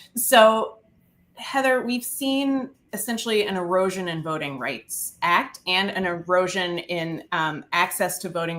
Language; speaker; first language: English; native; English